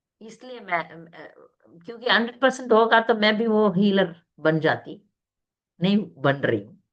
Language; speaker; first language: Hindi; non-native, local second language; Tamil